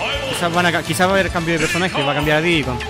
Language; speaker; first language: Spanish; native; Spanish